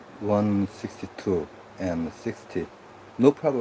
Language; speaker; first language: English; non-native, learner; Korean